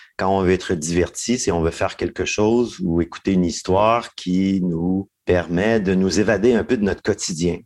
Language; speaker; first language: French; native; French